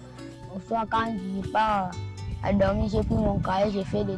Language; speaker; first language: French; non-native, local second language; Lingala